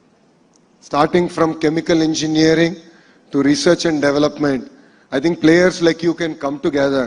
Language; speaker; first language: English; non-native, local second language; Telugu